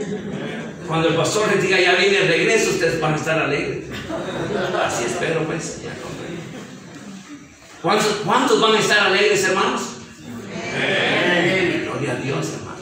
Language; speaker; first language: Spanish; native; Spanish